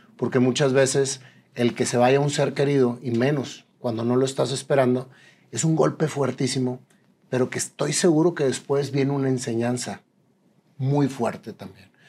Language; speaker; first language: Spanish; native; Spanish